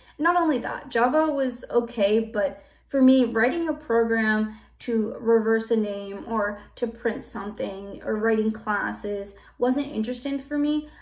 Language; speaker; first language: English; native; English